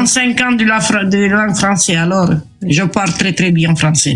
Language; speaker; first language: French; non-native, learner; Romanian